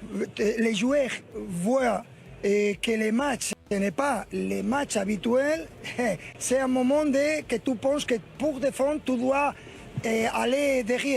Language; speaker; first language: French; non-native, learner; Spanish